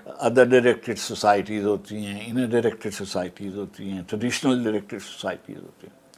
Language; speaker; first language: Urdu; native; Urdu